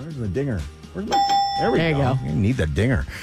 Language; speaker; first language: English; native; English